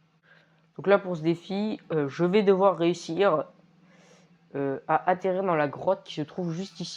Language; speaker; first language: French; native; French